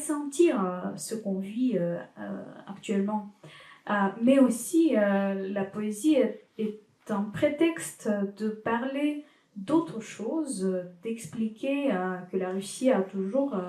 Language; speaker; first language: French; non-native, fluent; Ukrainian